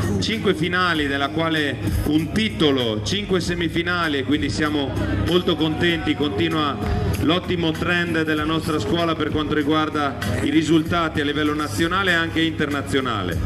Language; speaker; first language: Italian; native; Italian